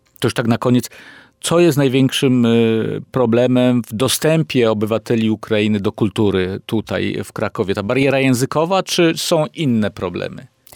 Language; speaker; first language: Polish; native; Polish